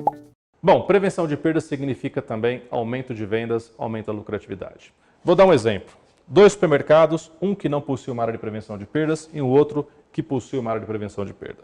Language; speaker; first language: Portuguese; native; Portuguese